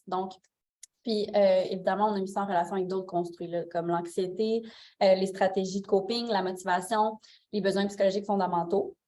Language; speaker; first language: French; native; French